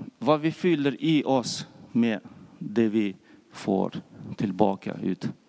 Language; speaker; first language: Swedish; non-native, fluent; Russian